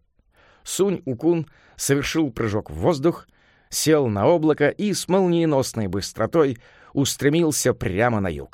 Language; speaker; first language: Russian; native; Russian